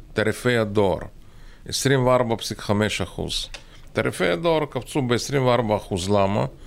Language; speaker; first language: Hebrew; non-native, fluent; Russian